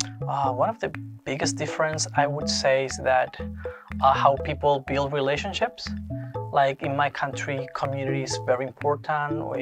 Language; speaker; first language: English; non-native, fluent; Spanish